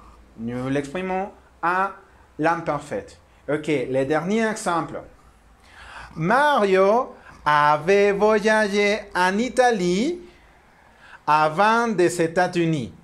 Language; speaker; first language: French; non-native, learner; Spanish